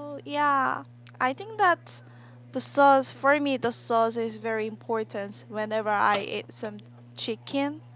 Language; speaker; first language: English; non-native, learner; Korean